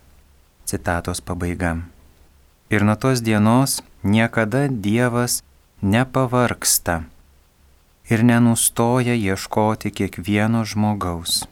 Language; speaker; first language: Lithuanian; native; Lithuanian